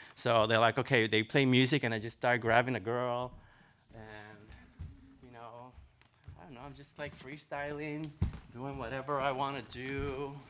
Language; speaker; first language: English; early bilingual, other home language; Spanish